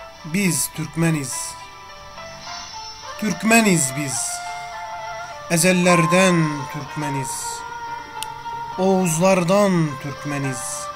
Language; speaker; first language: Turkish; early bilingual, heritage; Turkish